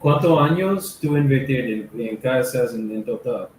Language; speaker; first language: Spanish; non-native, learner; English